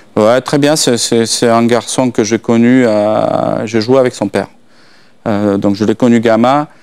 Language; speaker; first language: French; non-native, fluent; Slovak